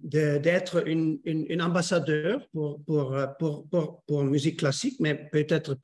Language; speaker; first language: French; non-native, learner; Dutch